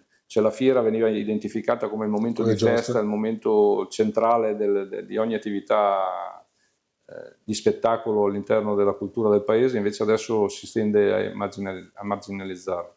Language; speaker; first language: Italian; native; Italian